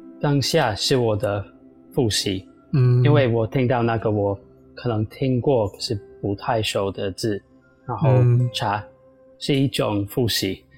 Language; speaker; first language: Chinese; non-native, fluent; English